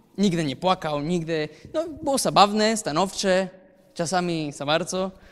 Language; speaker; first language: Polish; non-native, fluent; Spanish